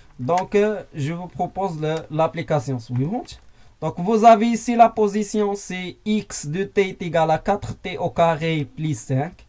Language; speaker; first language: French; non-native, local second language; Arabic